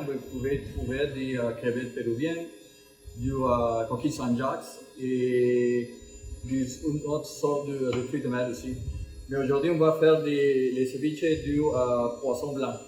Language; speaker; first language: French; non-native, fluent; Spanish